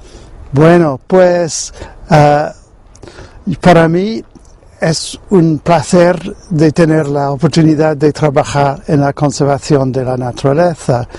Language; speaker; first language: Spanish; non-native, fluent; English